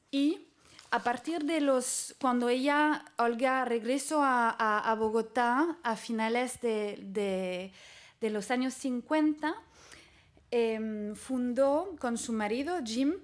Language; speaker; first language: Spanish; non-native, fluent; French